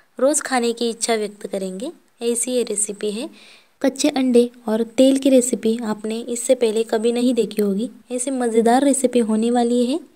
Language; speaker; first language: Hindi; non-native, local second language; Marathi